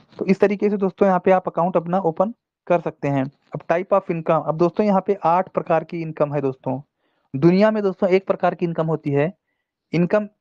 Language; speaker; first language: Hindi; non-native, local second language; Telugu